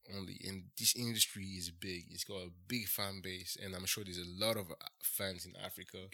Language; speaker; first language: English; early bilingual, heritage; French